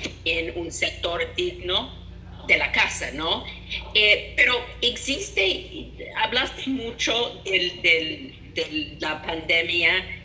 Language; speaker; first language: Spanish; non-native, fluent; English